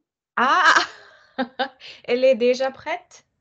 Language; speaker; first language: French; non-native, fluent; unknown